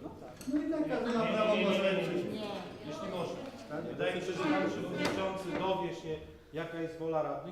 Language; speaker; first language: Polish; native; Polish